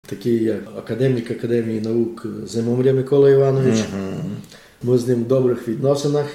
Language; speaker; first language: Ukrainian; native; Ukrainian